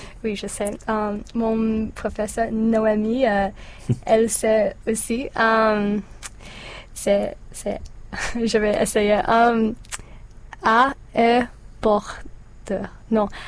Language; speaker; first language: French; non-native, learner; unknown